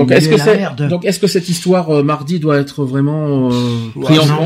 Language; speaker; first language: French; native; French